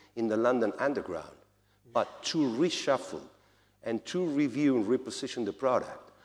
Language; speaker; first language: English; non-native, fluent; Spanish